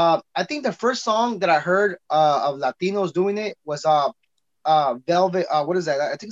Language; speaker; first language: English; native; English